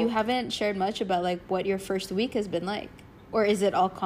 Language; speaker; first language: English; non-native, fluent; Indonesian